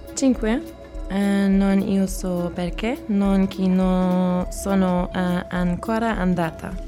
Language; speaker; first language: Italian; non-native, learner; German